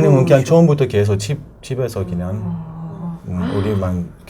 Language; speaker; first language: Korean; non-native, learner; Persian